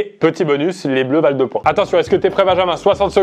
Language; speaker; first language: French; native; French